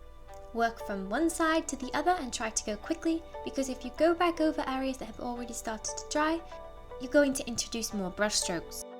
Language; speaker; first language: English; native; English